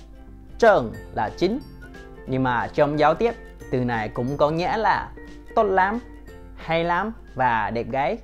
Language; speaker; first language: Vietnamese; non-native, fluent; Chinese